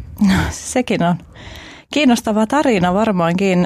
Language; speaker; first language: Finnish; early bilingual, other home language; Albanian